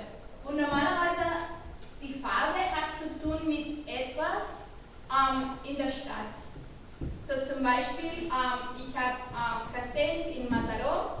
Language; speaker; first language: German; non-native, learner; Catalan